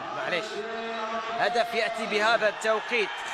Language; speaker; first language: Arabic; native; Arabic